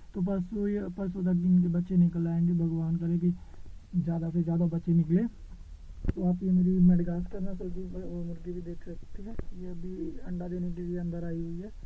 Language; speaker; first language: Hindi; non-native, local second language; Punjabi